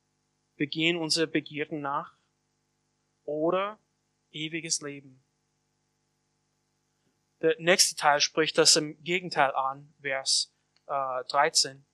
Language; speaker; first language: German; non-native, fluent; English